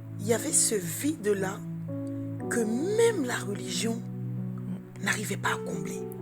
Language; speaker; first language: French; early bilingual, other home language; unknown